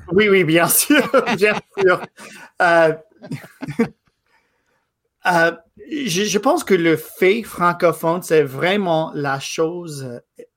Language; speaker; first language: French; non-native, fluent; English